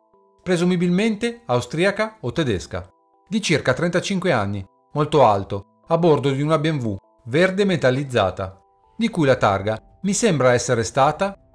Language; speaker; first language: Italian; native; Italian